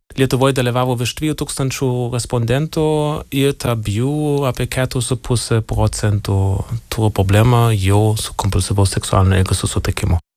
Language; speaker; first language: Lithuanian; non-native, fluent; German